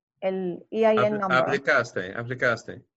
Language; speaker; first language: Spanish; non-native, fluent; English